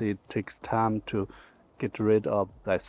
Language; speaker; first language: English; non-native, learner; Chinese